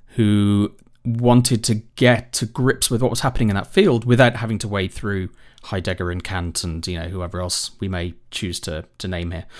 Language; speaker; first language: English; native; English